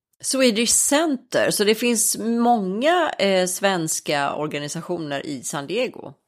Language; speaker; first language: Swedish; native; Swedish